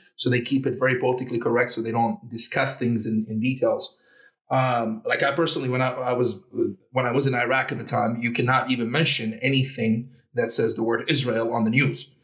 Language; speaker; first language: English; early bilingual, heritage; Arabic